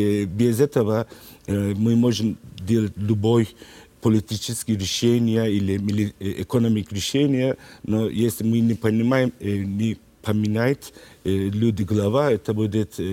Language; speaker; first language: Russian; non-native, learner; Turkish